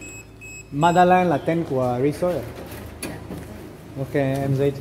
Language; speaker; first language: Vietnamese; non-native, fluent; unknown